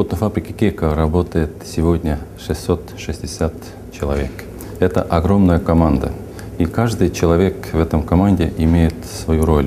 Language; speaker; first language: Russian; non-native, local second language; Latvian